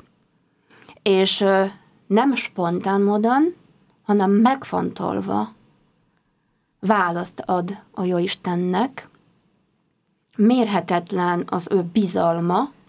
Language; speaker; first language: Hungarian; non-native, fluent; Polish